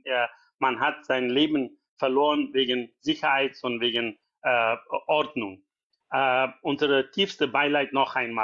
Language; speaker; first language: German; non-native, fluent; Persian